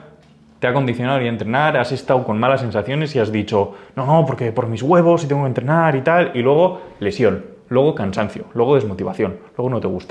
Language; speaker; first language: Spanish; native; Spanish